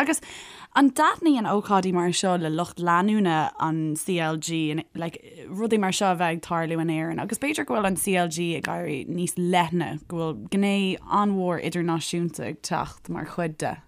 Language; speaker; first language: Irish; native; Irish